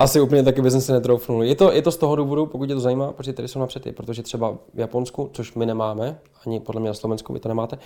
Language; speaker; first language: Czech; native; Czech